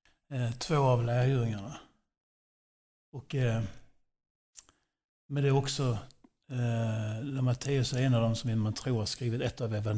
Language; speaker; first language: Swedish; non-native, fluent; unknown